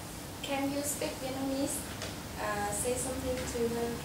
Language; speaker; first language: English; non-native, learner; Vietnamese